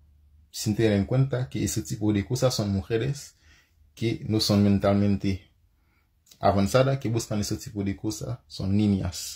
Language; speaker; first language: Spanish; non-native, fluent; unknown